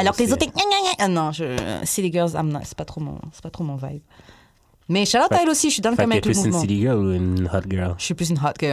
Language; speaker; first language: French; native; French